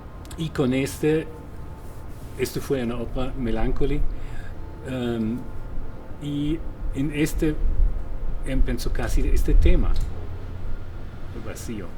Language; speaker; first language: Spanish; non-native, fluent; German